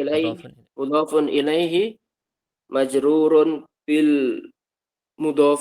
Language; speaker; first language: Arabic; non-native, learner; Indonesian